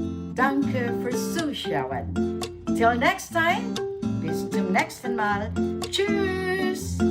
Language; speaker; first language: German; non-native, fluent; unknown